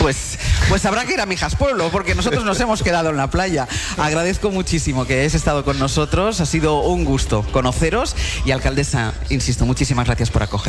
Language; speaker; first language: Spanish; native; Spanish